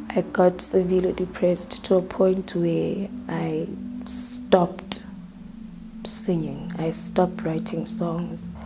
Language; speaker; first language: English; non-native, local second language; Southern Sotho